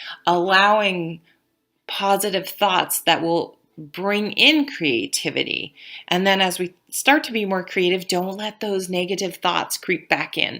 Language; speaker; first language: English; native; English